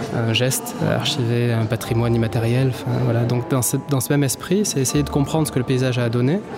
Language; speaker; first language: French; native; French